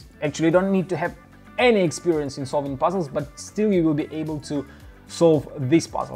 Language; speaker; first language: English; non-native, fluent; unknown